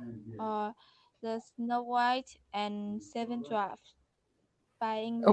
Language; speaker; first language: English; non-native, learner; Vietnamese